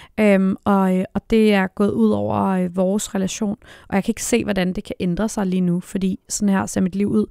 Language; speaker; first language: Danish; native; Danish